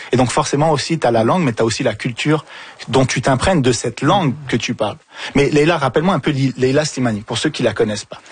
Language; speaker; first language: French; early bilingual, other home language; Arabic